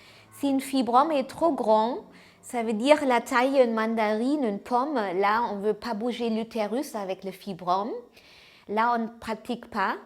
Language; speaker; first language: French; non-native, fluent; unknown